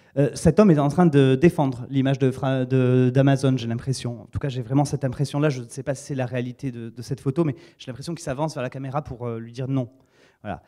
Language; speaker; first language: French; native; French